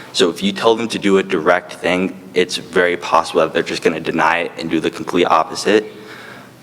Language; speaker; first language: English; native; English